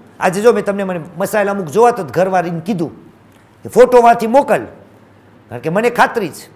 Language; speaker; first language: Gujarati; early bilingual, heritage; Gujarati